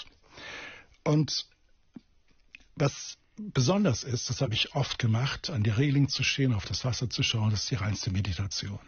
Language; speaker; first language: German; native; German